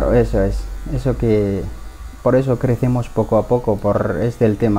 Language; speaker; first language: Spanish; non-native, learner; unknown